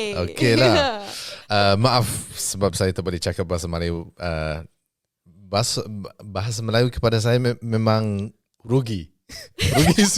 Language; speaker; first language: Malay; early bilingual, heritage; English